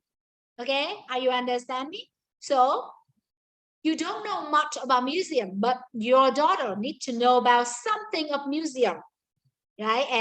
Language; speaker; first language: English; non-native, learner; Vietnamese